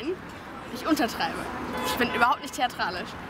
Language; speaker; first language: German; native; German